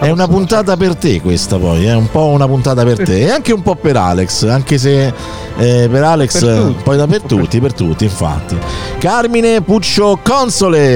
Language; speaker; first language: Italian; native; Italian